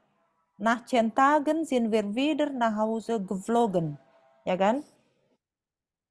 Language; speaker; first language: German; non-native, fluent; Indonesian